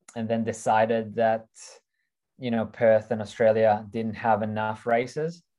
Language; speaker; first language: English; early bilingual, other home language; Russian